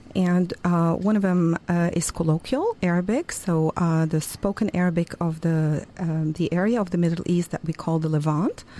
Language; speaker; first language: English; non-native, fluent; Arabic